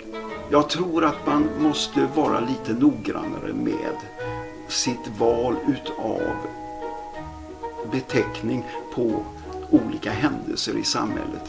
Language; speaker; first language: Swedish; native; Swedish